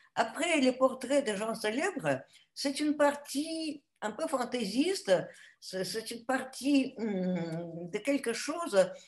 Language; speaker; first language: French; non-native, fluent; Russian